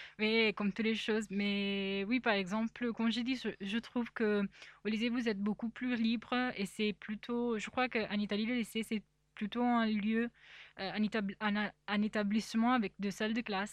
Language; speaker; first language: French; non-native, fluent; Italian